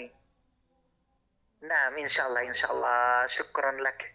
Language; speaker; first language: Arabic; non-native, learner; Indonesian